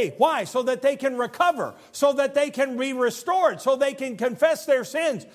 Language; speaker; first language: English; native; English